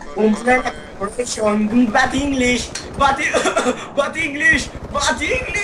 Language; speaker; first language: English; non-native, learner; Spanish